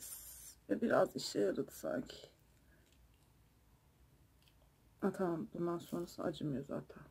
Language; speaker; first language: Turkish; native; Turkish